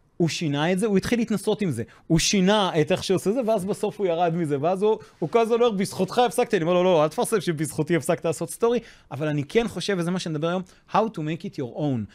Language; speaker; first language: Hebrew; non-native, fluent; English